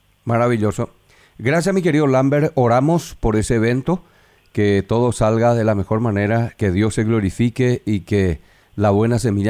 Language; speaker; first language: Spanish; native; Spanish